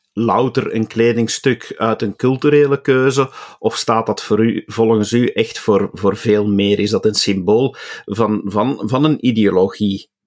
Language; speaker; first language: Dutch; native; Dutch